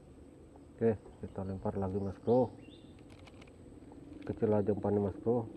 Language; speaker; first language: Indonesian; native; Indonesian